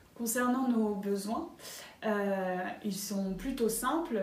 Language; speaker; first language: French; native; French